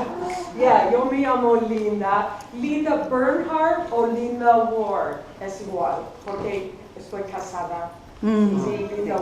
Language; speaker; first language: Spanish; non-native, fluent; English